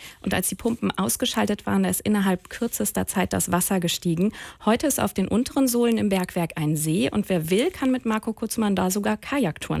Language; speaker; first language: German; native; German